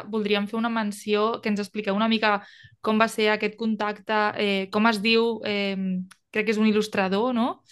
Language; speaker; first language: Catalan; native; Catalan